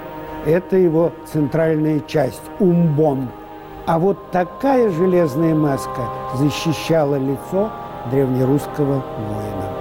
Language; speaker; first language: Russian; native; Russian